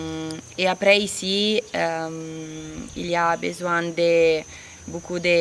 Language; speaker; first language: French; non-native, learner; Italian